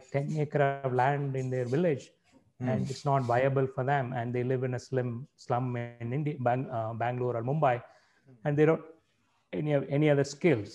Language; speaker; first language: English; non-native, local second language; Tamil